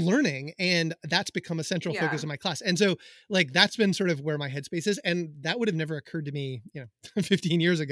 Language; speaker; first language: English; native; English